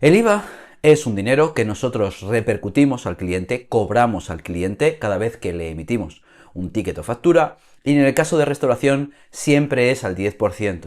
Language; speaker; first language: Spanish; native; Spanish